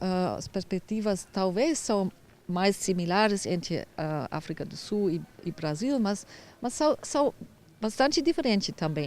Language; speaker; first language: Portuguese; non-native, fluent; German